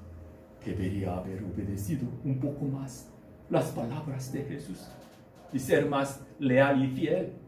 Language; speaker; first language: Spanish; non-native, learner; Korean